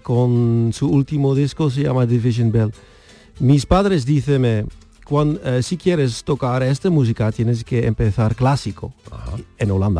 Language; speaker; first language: Spanish; non-native, learner; Dutch